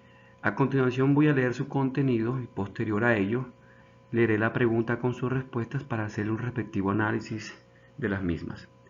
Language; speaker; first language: Spanish; native; Spanish